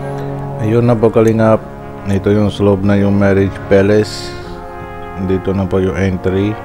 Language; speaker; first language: Filipino; early bilingual, heritage; Filipino